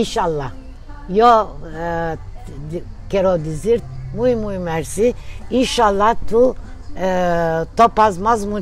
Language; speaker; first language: Spanish; early bilingual, heritage; Turkish